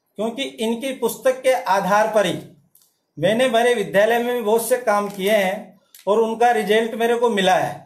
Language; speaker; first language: Hindi; native; Hindi